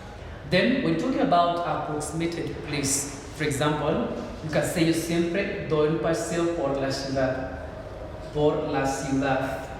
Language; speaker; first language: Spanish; non-native, learner; English